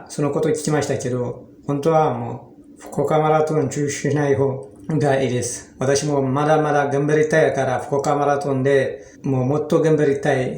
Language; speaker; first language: Japanese; non-native, learner; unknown